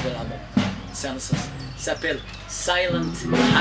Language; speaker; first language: French; non-native, fluent; English